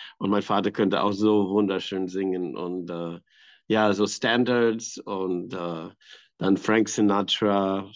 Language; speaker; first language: German; non-native, fluent; English